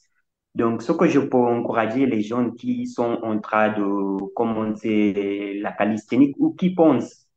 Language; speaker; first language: French; non-native, fluent; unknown